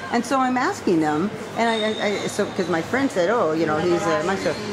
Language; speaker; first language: English; native; English